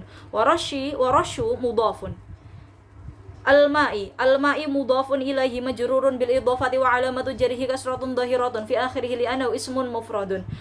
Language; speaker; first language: Arabic; non-native, learner; Javanese